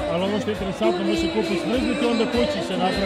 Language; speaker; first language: Serbian; native; Serbian